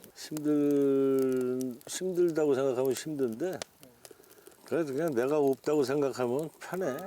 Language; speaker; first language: Korean; native; Korean